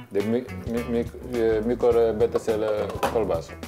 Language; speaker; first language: Hungarian; non-native, learner; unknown